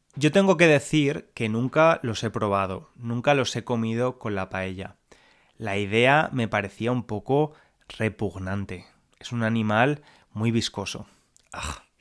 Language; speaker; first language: Spanish; native; Spanish